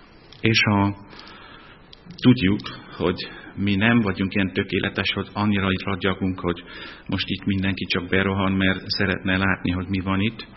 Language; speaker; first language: Hungarian; non-native, fluent; German